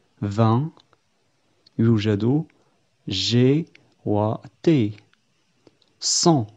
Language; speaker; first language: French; non-native, fluent; Arabic